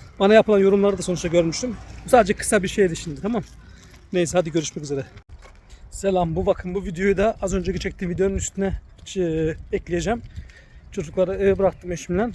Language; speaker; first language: Turkish; early bilingual, heritage; Turkish